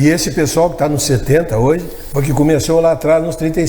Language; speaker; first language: Portuguese; native; Portuguese